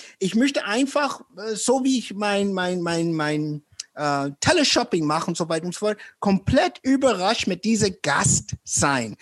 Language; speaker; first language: German; non-native, fluent; English